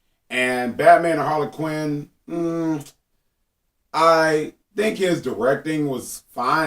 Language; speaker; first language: English; native; English